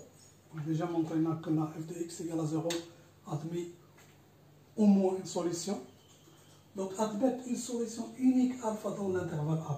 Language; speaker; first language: French; non-native, local second language; Arabic